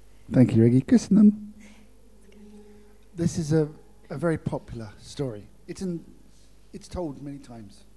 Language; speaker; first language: English; native; English